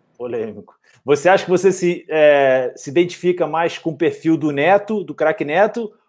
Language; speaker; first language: Portuguese; native; Portuguese